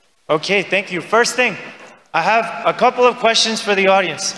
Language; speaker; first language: English; native; English